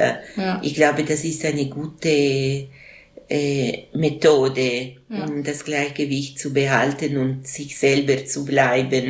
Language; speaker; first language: German; non-native, local second language; Italian